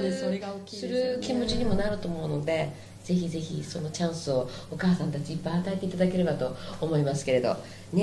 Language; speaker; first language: Japanese; native; Japanese